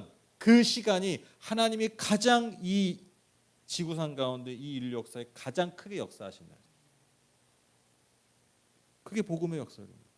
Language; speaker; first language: Korean; native; Korean